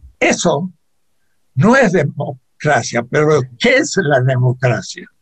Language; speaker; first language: Spanish; native; Spanish